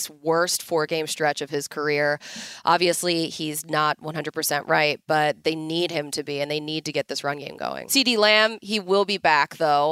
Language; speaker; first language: English; native; English